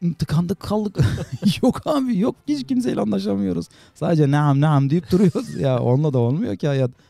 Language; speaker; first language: Turkish; native; Turkish